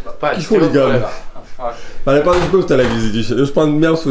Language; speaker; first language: Polish; native; Polish